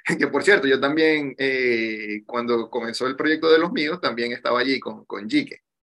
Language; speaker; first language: Spanish; native; Spanish